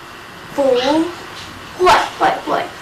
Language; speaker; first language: Chinese; early bilingual, heritage; Chinese